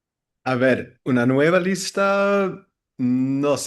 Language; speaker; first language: Spanish; non-native, fluent; Dutch